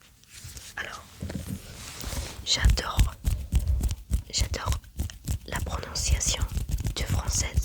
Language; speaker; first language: French; non-native, learner; German